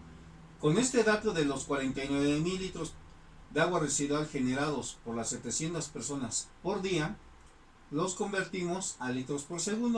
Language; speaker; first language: Spanish; native; Spanish